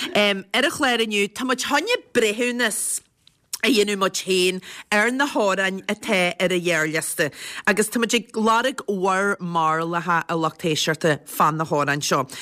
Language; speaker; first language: Irish; native; Irish